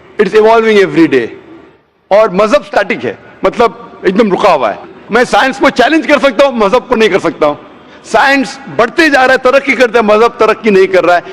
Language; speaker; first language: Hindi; non-native, local second language; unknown